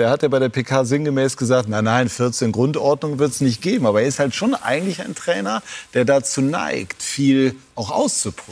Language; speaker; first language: German; native; German